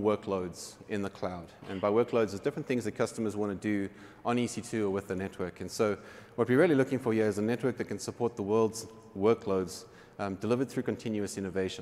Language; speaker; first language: English; native; English